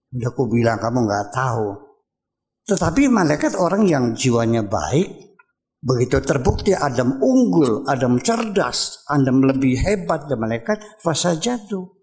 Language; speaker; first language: Indonesian; native; Indonesian